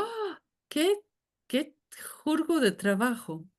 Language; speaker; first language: Spanish; non-native, fluent; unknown